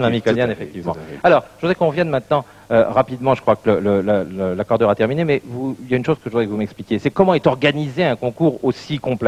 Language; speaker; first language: French; native; French